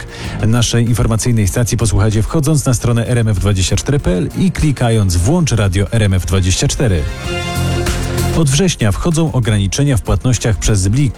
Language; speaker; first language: Polish; native; Polish